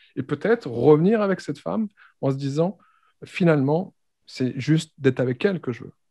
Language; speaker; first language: French; native; French